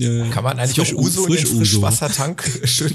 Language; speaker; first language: German; native; German